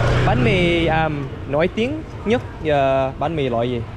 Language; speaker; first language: Vietnamese; early bilingual, heritage; English